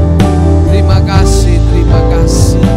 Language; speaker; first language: Indonesian; native; Indonesian